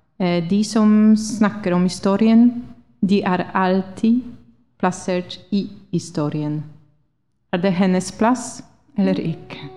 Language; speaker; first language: Norwegian; non-native, fluent; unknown